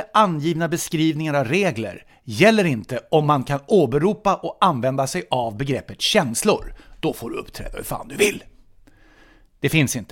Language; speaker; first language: Swedish; native; Swedish